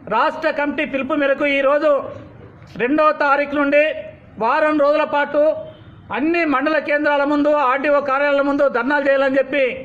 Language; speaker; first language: Telugu; native; Telugu